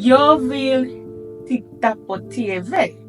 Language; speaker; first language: Swedish; non-native, learner; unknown